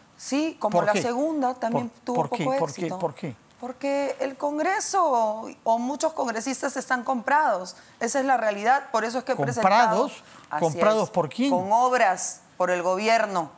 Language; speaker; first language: Spanish; native; Spanish